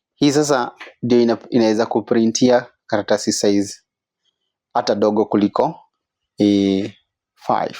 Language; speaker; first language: Swahili; native; Swahili